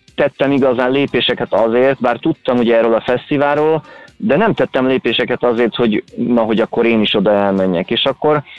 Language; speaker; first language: Hungarian; native; Hungarian